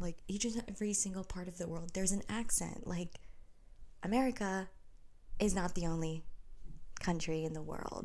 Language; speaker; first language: English; early bilingual, other home language; Filipino